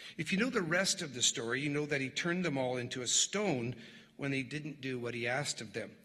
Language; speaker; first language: English; native; English